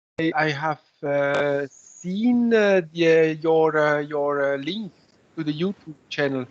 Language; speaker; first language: English; non-native, learner; Italian